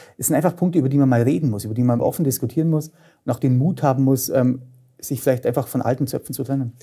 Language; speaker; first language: German; native; German